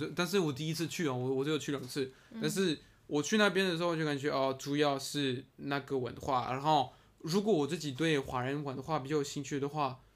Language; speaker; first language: Chinese; non-native, fluent; French